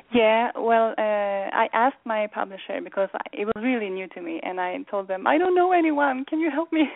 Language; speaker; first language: English; non-native, fluent; Swedish